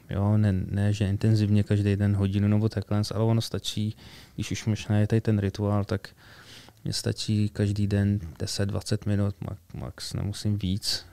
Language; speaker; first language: Czech; early bilingual, other home language; Arabic